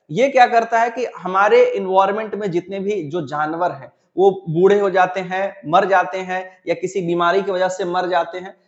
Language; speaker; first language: Hindi; native; Hindi